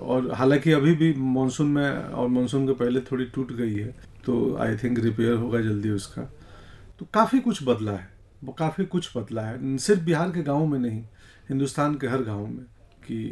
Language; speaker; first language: Hindi; native; Hindi